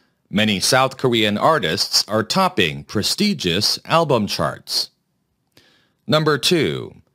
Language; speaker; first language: English; non-native, fluent; Korean